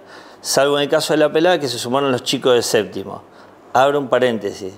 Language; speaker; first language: Spanish; native; Spanish